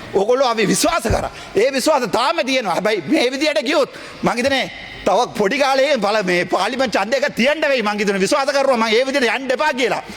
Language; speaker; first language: Sinhala; non-native, local second language; Tamil